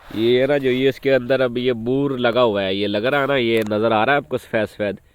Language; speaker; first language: Urdu; non-native, local second language; Punjabi